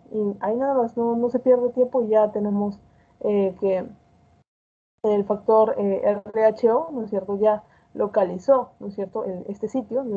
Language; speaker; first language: Spanish; native; Spanish